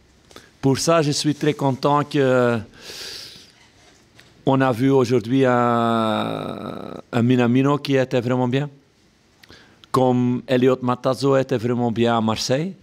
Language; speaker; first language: French; non-native, local second language; Dutch